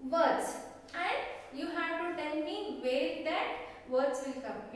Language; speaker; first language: English; non-native, local second language; Kannada